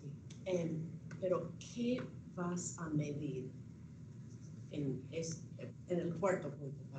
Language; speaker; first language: Spanish; non-native, fluent; English